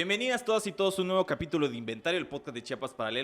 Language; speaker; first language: Spanish; native; Spanish